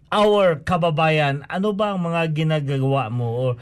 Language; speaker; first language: Filipino; non-native, local second language; Cebuano